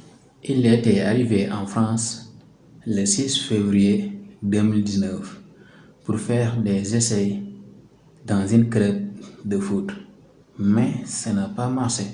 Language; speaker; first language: French; non-native, learner; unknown